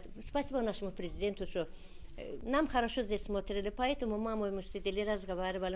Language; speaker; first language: Russian; non-native, local second language; Azerbaijani